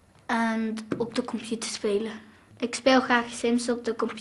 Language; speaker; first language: Dutch; early bilingual, other home language; English